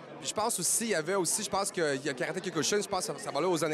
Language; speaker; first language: French; native; French